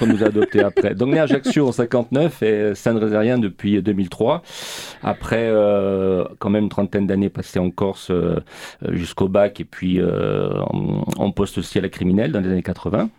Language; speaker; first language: French; native; French